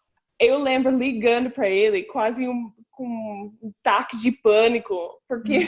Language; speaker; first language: Portuguese; non-native, fluent; English